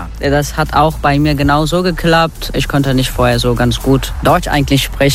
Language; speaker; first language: German; non-native, learner; Turkish